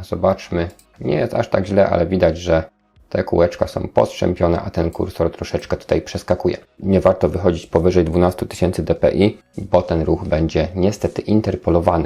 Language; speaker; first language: Polish; native; Polish